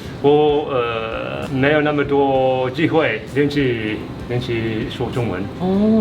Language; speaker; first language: Chinese; non-native, learner; English